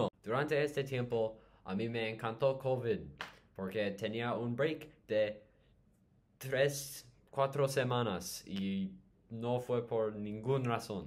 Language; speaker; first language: Spanish; non-native, learner; English